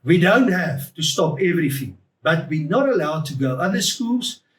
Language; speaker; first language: English; non-native, local second language; Afrikaans